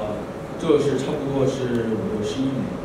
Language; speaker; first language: Chinese; non-native, fluent; Korean